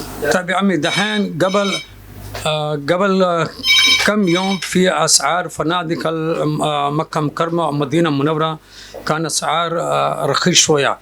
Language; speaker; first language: Arabic; non-native, fluent; Urdu